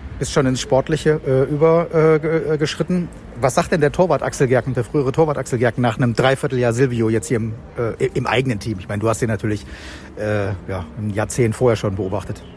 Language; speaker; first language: German; native; German